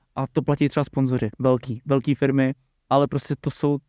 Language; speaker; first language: Czech; native; Czech